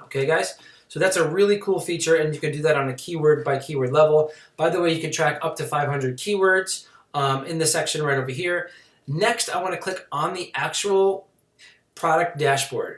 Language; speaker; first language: English; native; English